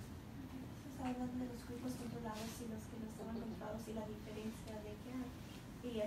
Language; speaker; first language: Spanish; early bilingual, heritage; Spanish